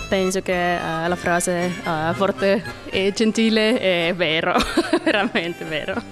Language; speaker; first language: Italian; non-native, learner; Finnish